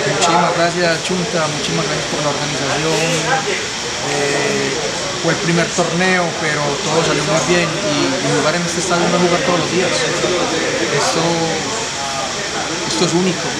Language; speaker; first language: Spanish; native; Spanish